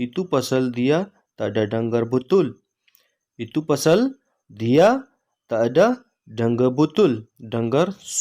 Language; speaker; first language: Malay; non-native, learner; Urdu